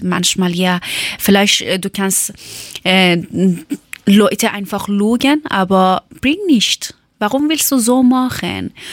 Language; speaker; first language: German; non-native, learner; Persian